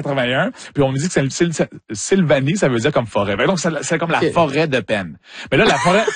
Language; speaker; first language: French; native; French